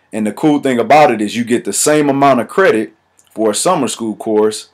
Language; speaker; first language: English; native; English